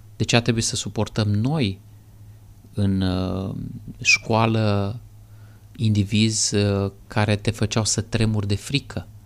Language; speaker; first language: Romanian; native; Romanian